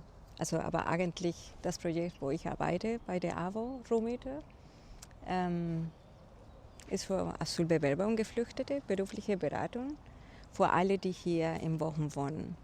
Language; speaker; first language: German; non-native, fluent; Spanish